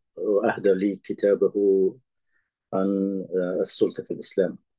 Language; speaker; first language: Arabic; non-native, fluent; Persian